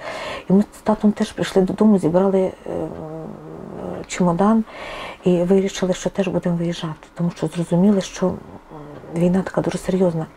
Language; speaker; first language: Ukrainian; non-native, local second language; Russian